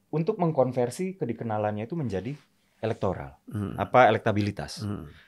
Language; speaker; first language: Indonesian; native; Indonesian